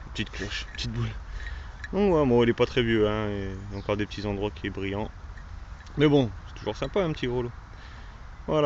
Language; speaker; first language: French; native; French